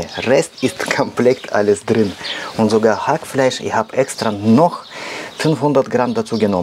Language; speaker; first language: German; non-native, learner; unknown